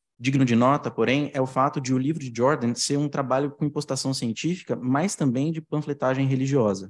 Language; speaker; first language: Portuguese; native; Portuguese